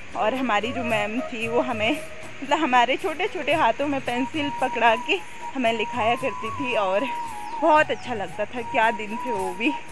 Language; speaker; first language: Hindi; native; Hindi